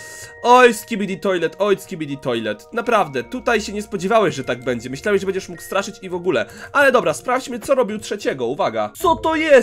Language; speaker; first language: Polish; native; Polish